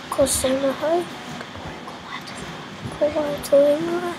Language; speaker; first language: Māori; non-native, learner; English